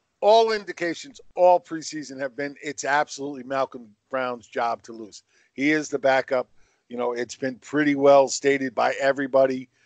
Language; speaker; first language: English; native; English